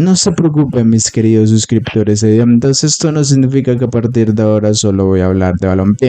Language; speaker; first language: Spanish; native; Spanish